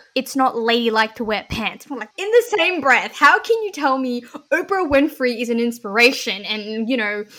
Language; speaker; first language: English; early bilingual, other home language; Hindi